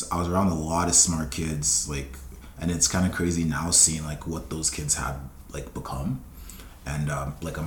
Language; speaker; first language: English; non-native, local second language; Yoruba